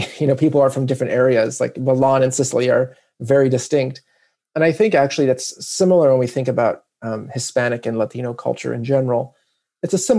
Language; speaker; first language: English; native; English